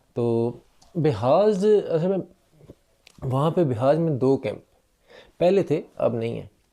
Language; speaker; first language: Urdu; non-native, local second language; Punjabi